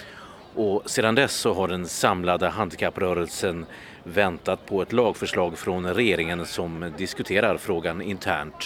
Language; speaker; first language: Swedish; native; Swedish